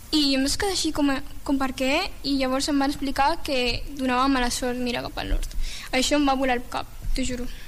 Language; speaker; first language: Catalan; early bilingual, other home language; Arabic